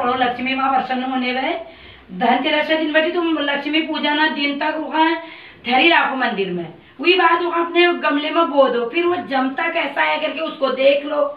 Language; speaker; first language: Hindi; native; Hindi